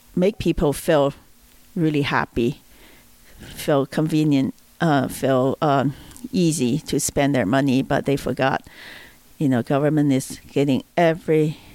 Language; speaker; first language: English; non-native, fluent; Chinese